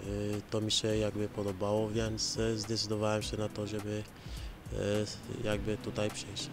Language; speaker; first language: Polish; non-native, fluent; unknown